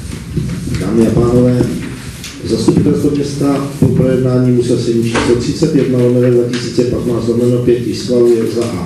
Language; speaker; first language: Czech; native; Czech